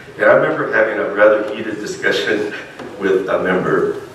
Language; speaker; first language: English; native; English